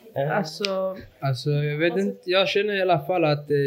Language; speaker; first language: Swedish; native; Swedish